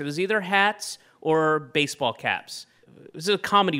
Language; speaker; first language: English; native; English